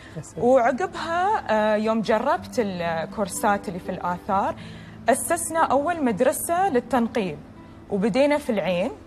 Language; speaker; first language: Arabic; native; Arabic